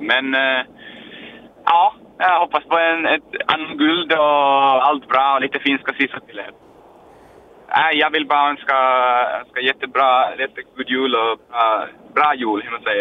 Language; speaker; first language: Swedish; non-native, learner; Finnish